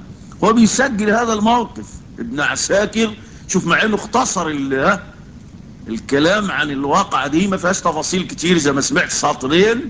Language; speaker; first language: Arabic; native; Arabic